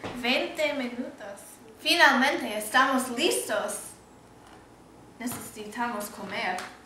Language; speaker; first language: Spanish; non-native, learner; English